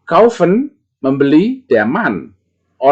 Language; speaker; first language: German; non-native, fluent; Indonesian